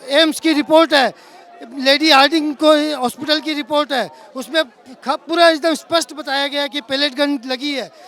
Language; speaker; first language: Hindi; non-native, local second language; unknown